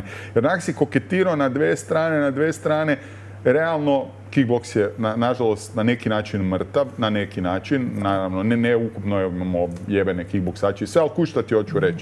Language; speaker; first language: Croatian; native; Croatian